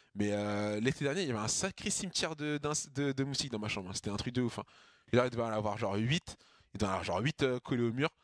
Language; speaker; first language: French; native; French